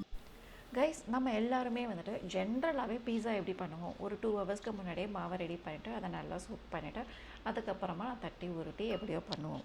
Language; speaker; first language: Tamil; native; Tamil